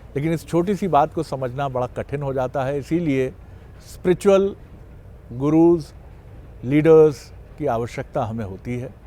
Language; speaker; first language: Hindi; native; Hindi